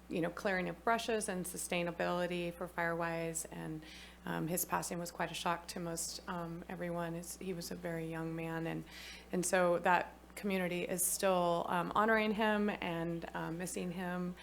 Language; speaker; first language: English; native; English